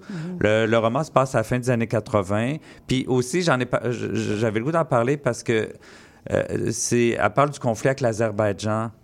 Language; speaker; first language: French; native; French